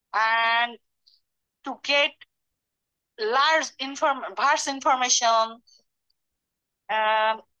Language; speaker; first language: English; non-native, learner; Bangla